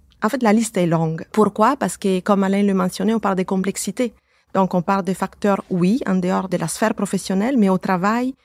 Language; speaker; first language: French; native; French